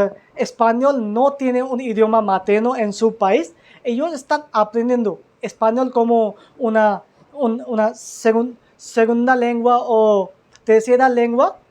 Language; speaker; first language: Spanish; non-native, learner; Hindi